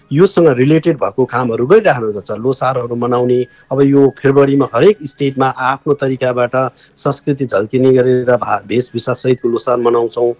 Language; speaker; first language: Nepali; non-native, local second language; Eastern Tamang